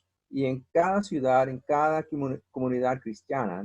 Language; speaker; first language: Spanish; non-native, fluent; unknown